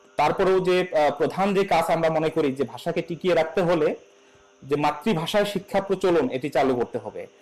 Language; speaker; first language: Bangla; non-native, local second language; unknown